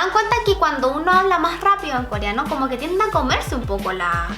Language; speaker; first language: Spanish; native; Spanish